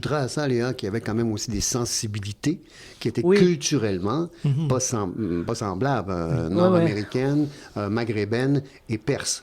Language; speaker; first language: French; native; French